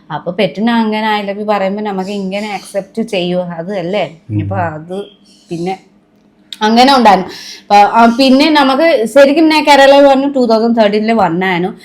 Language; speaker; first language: Malayalam; non-native, fluent; Nepali